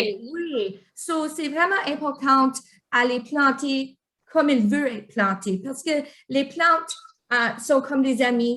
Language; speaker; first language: French; non-native, local second language; English